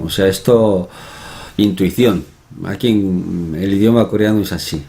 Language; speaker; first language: Spanish; non-native, fluent; Korean